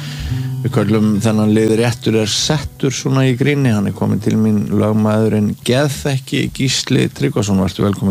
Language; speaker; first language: Icelandic; native; Icelandic